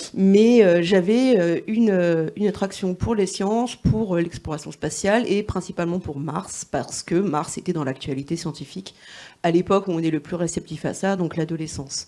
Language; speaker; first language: French; native; French